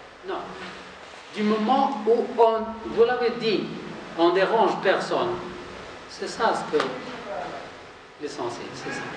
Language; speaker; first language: French; non-native, local second language; Arabic